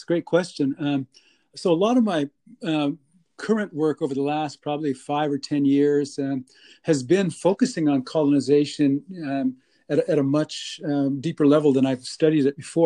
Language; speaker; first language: English; native; English